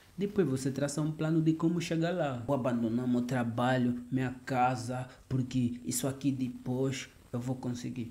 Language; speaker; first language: Portuguese; native; Portuguese